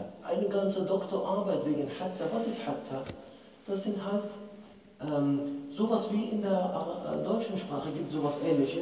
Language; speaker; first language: German; non-native, fluent; Arabic